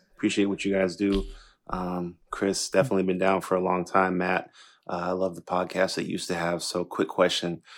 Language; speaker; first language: English; non-native, fluent; French